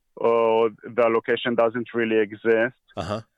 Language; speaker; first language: English; early bilingual, heritage; Hebrew